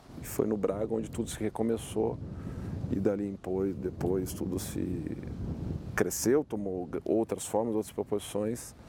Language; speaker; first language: Portuguese; native; Portuguese